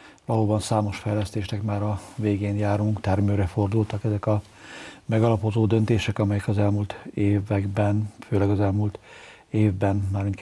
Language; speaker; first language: Hungarian; native; Hungarian